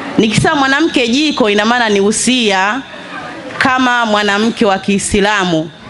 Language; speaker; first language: Swahili; native; Swahili